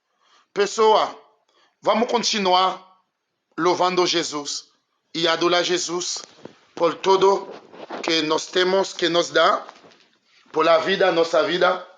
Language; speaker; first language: Portuguese; non-native, learner; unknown